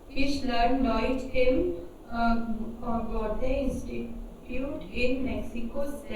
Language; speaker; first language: German; non-native, learner; Hindi